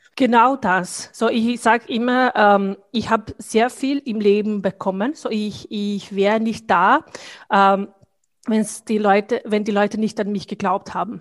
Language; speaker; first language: German; non-native, fluent; Bosnian